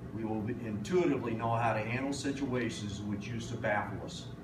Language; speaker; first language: English; native; English